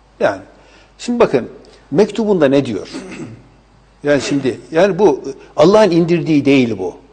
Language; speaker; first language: Turkish; native; Turkish